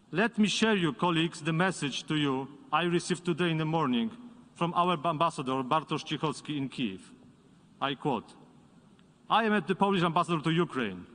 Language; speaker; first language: English; non-native, fluent; Polish